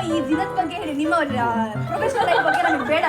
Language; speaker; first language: Kannada; native; Kannada